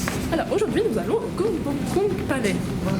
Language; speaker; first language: French; native; French